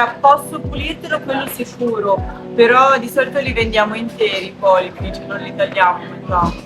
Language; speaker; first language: Italian; native; Italian